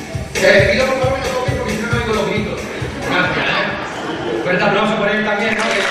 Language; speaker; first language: Spanish; native; Spanish